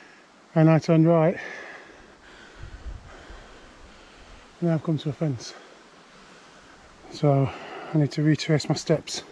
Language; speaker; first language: English; native; English